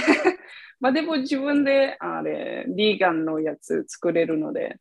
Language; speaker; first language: Japanese; non-native, fluent; Italian